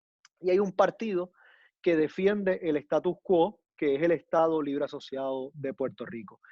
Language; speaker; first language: Spanish; native; Spanish